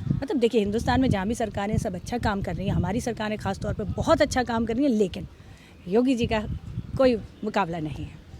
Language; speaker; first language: Hindi; native; Hindi